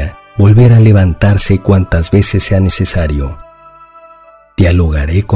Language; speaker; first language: Spanish; native; Spanish